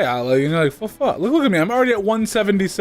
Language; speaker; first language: English; native; English